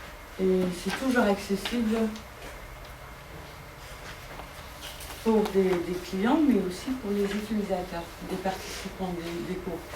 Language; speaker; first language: French; non-native, fluent; Dutch